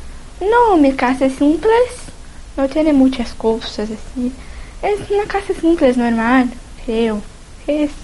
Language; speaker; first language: Spanish; non-native, learner; Portuguese